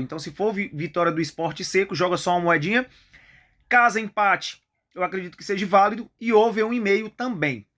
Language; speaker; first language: Portuguese; native; Portuguese